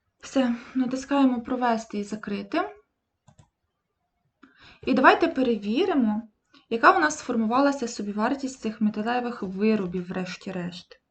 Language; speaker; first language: Ukrainian; native; Ukrainian